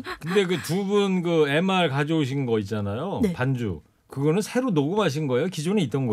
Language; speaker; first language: Korean; native; Korean